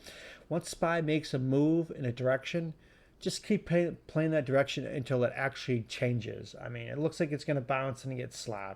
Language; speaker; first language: English; native; English